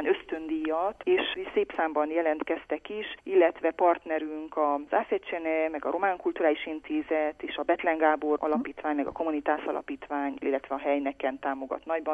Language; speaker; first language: Hungarian; native; Hungarian